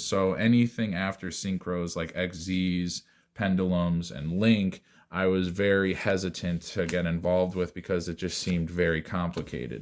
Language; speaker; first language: English; native; English